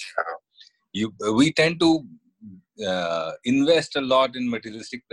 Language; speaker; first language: English; non-native, local second language; Hindi